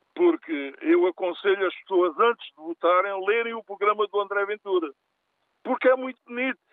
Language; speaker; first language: Portuguese; native; Portuguese